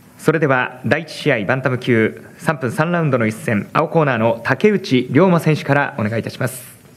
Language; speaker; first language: Japanese; native; Japanese